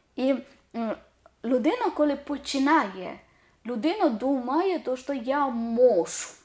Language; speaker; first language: Ukrainian; non-native, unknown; Malayalam